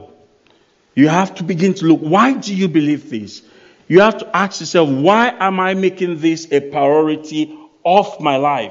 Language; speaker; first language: English; non-native, local second language; Yoruba